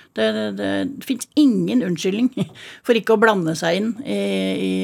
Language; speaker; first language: Norwegian; native; Norwegian